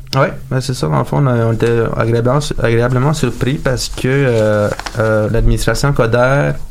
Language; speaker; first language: French; native; French